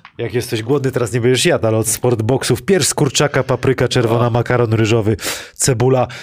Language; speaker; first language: Polish; native; Polish